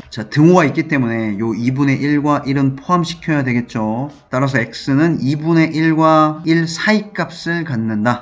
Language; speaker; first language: Korean; native; Korean